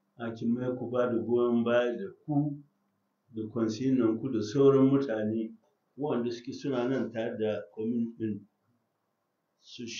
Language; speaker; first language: Hausa; native; Hausa